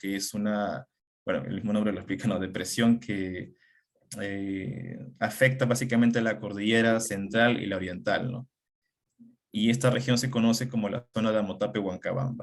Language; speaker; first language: Spanish; native; Spanish